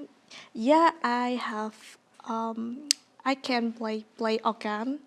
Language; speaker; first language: English; non-native, learner; Vietnamese